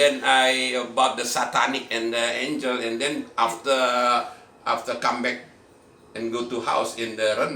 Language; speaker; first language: English; non-native, learner; Indonesian